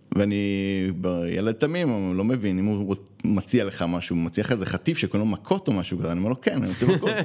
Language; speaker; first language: Hebrew; early bilingual, other home language; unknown